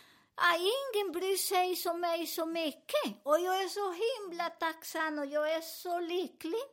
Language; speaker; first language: Swedish; non-native, learner; Spanish